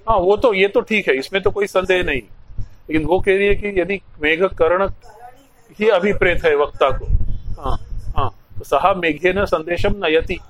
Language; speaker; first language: Hindi; non-native, local second language; Marathi